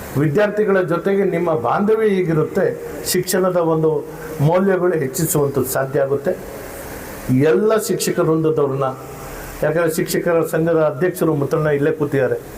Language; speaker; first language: Kannada; non-native, local second language; Urdu